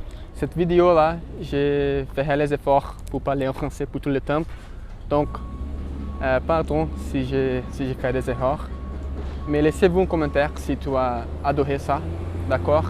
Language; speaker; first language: French; non-native, learner; Portuguese